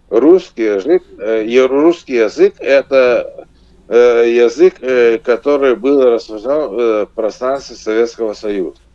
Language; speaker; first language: Russian; non-native, local second language; Lithuanian